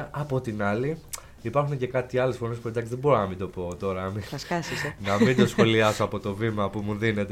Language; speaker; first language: Greek; native; Greek